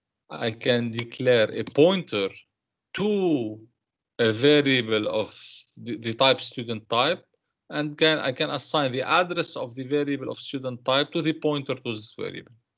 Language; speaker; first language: English; non-native, local second language; Arabic